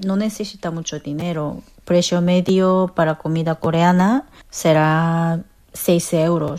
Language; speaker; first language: Spanish; non-native, learner; Korean